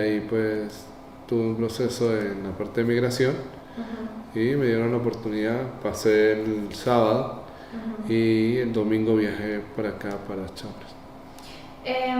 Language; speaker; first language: Spanish; native; Spanish